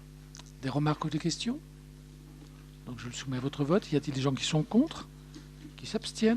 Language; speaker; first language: French; native; French